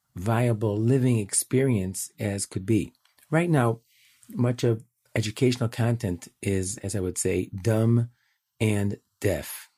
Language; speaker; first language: English; native; English